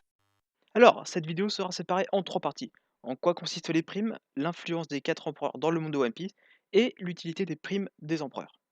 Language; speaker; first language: French; native; French